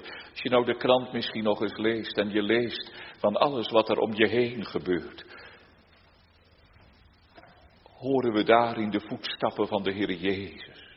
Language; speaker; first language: Dutch; native; Dutch